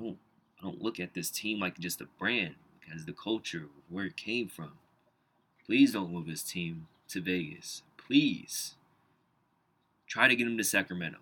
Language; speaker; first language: English; native; English